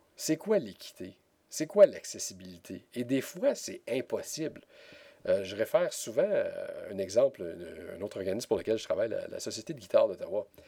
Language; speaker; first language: French; native; French